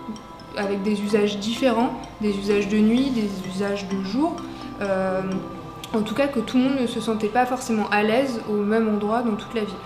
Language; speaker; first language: French; native; French